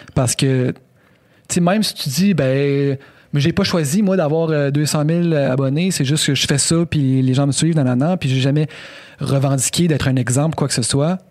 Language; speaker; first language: French; native; French